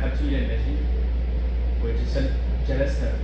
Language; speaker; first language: Arabic; non-native, learner; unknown